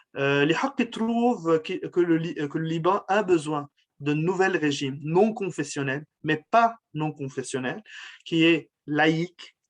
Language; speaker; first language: French; non-native, local second language; Arabic